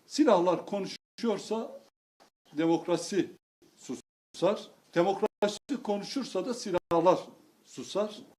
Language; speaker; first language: Turkish; non-native, local second language; Kurdish